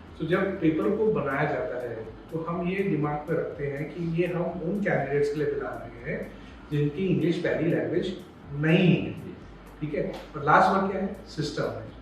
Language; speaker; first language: Hindi; non-native, local second language; Gujarati